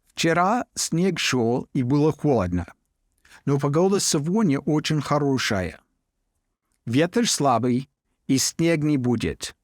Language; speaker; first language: Russian; non-native, fluent; English